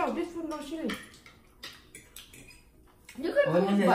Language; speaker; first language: English; non-native, learner; Thai